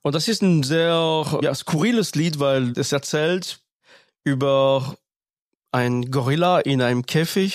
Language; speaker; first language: German; non-native, fluent; French